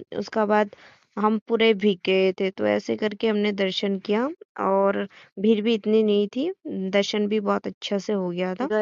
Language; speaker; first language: Hindi; non-native, local second language; Assamese